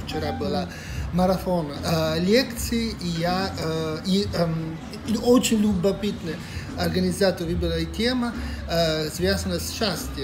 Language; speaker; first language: Russian; non-native, fluent; Italian